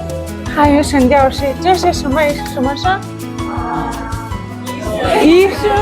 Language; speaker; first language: Chinese; non-native, learner; Mongolian